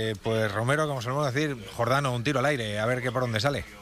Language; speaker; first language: Spanish; native; Spanish